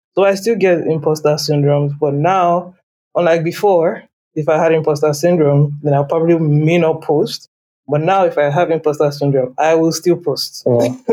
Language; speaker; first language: English; non-native, local second language; Yoruba